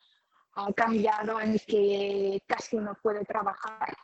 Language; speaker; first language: Spanish; non-native, fluent; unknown